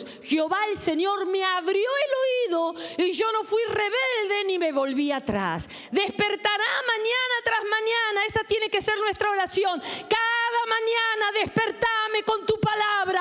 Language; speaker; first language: Spanish; native; Spanish